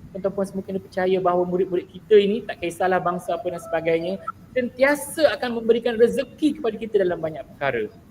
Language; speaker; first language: Malay; native; Malay